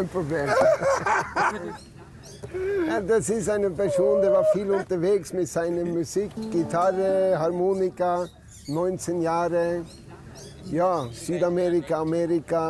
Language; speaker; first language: German; non-native, learner; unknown